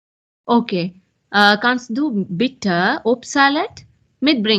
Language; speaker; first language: German; non-native, learner; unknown